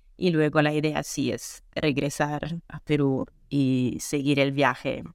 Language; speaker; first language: Spanish; non-native, fluent; Italian